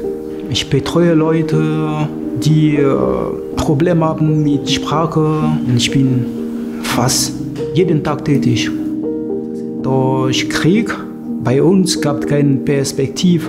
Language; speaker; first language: German; non-native, learner; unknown